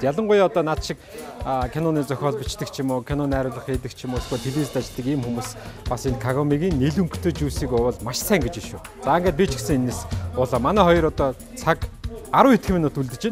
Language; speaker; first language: Mongolian; native; Mongolian